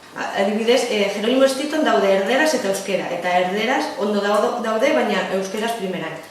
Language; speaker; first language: Basque; non-native, local second language; Spanish